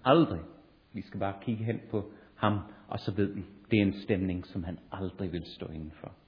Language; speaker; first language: Danish; non-native, fluent; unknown